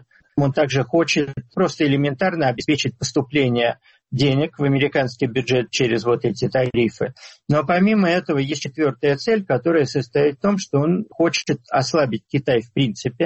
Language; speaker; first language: Russian; native; Russian